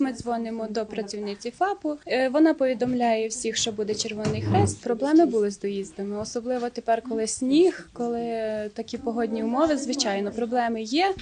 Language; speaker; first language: Ukrainian; native; Ukrainian